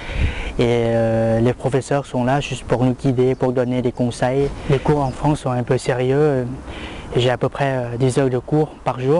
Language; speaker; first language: French; non-native, fluent; Lao